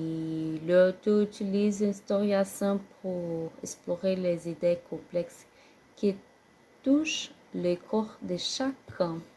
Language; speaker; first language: French; non-native, learner; Portuguese